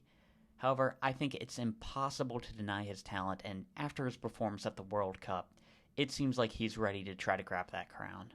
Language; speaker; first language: English; native; English